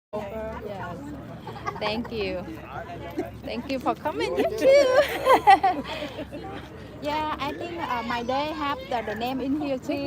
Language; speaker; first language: English; early bilingual, other home language; Vietnamese